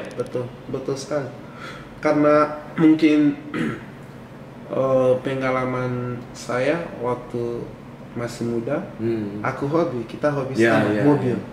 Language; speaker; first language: Indonesian; non-native, fluent; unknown